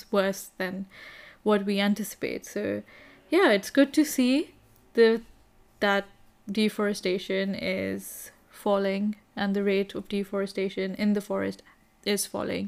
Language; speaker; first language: English; non-native, local second language; Urdu